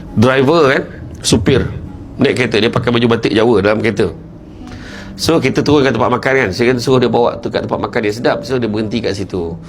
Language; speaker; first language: Malay; native; Malay